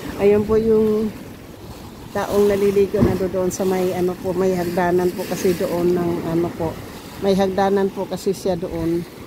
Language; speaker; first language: Filipino; non-native, local second language; Cebuano